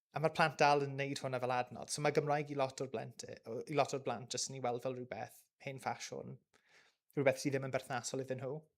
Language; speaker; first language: Welsh; non-native, local second language; English